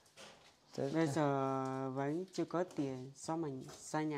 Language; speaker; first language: Vietnamese; non-native, local second language; Hmong